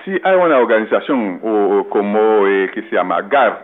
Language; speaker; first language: Spanish; non-native, local second language; Haitian Creole